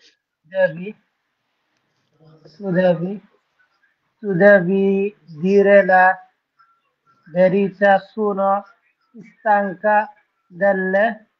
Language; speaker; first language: Italian; non-native, learner; Bangla